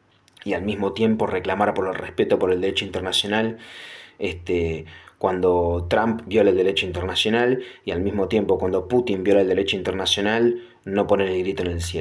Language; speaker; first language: Spanish; native; Spanish